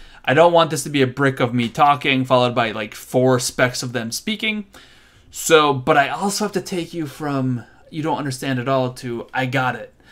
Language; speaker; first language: English; native; English